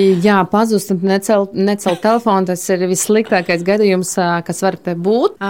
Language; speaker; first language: Latvian; non-native, local second language; Russian